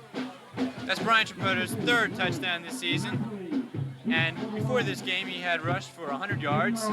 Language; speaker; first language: English; native; English